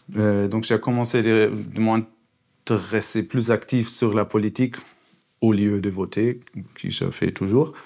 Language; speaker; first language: French; non-native, fluent; German